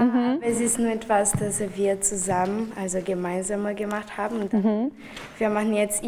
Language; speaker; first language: German; non-native, fluent; Portuguese